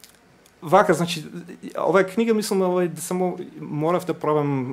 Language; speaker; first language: Macedonian; non-native, fluent; English